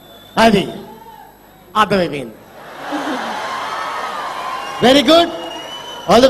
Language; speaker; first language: Telugu; native; Telugu